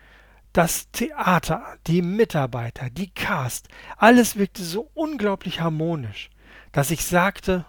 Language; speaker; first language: German; native; German